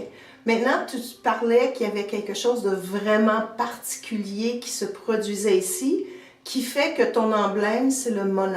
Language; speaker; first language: French; native; French